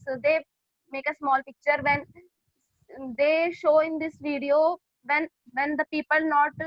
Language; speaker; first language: English; non-native, learner; Hindi